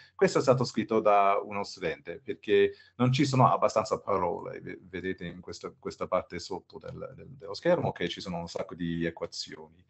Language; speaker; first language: Italian; non-native, fluent; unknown